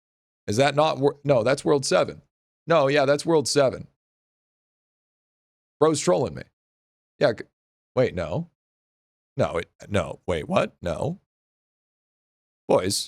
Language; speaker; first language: English; native; English